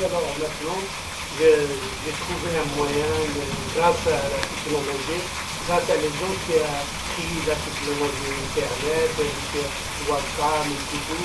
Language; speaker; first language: French; non-native, local second language; Arabic